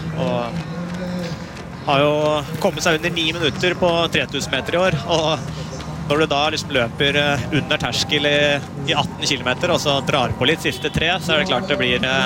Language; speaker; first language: Norwegian; native; Norwegian